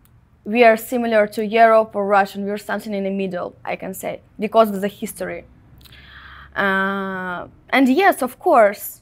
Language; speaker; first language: English; non-native, fluent; Ukrainian